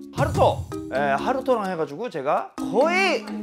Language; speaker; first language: Korean; non-native, fluent; Japanese